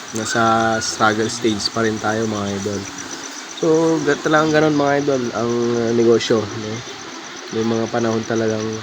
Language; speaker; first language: Filipino; non-native, local second language; Iloko